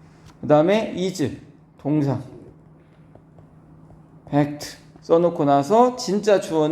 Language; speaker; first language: Korean; native; Korean